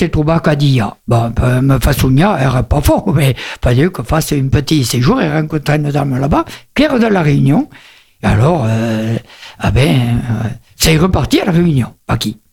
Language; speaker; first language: French; native; French